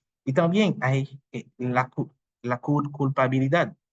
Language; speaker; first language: Spanish; non-native, fluent; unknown